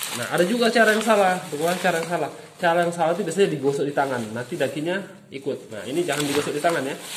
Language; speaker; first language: Indonesian; non-native, local second language; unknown